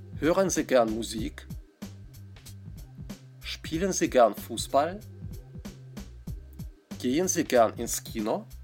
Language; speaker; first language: German; non-native, fluent; Russian